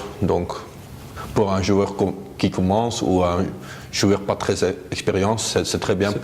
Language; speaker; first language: French; non-native, local second language; Dutch